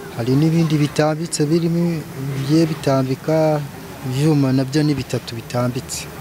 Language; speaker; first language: Kinyarwanda; native; Kinyarwanda